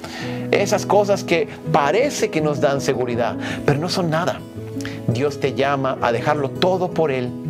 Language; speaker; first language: Spanish; non-native, fluent; Portuguese